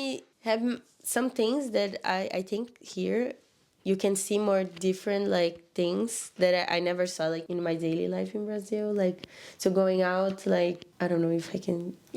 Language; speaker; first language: English; non-native, learner; Portuguese